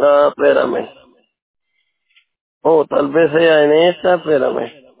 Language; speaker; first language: Spanish; native; Spanish